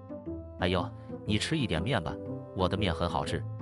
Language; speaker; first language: Chinese; non-native, learner; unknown